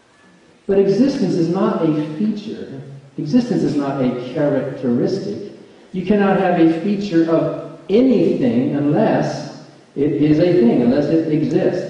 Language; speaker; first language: English; native; English